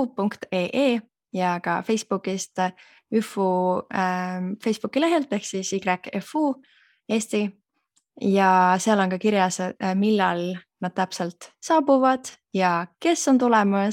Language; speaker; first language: Estonian; native; Estonian